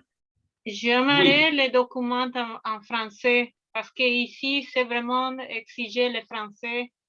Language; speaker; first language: French; non-native, fluent; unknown